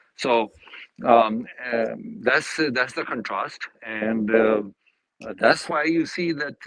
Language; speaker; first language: English; non-native, local second language; Urdu